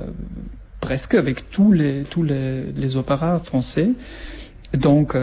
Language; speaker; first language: French; non-native, learner; German